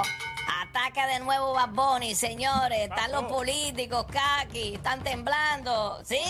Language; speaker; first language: Spanish; native; Spanish